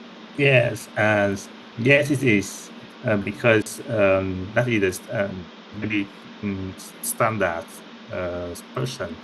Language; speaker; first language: English; non-native, learner; Vietnamese